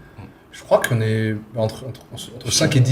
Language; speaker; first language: French; native; French